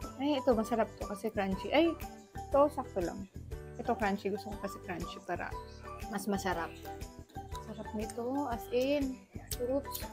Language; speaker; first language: Filipino; non-native, local second language; Cebuano